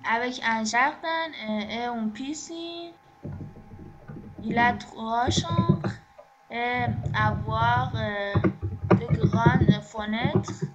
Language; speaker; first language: French; non-native, learner; Persian